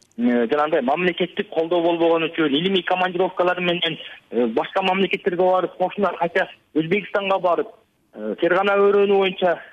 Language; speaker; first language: Kyrgyz; native; Kyrgyz